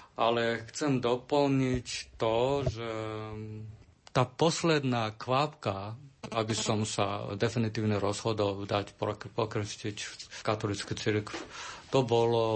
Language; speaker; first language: Slovak; non-native, learner; Chinese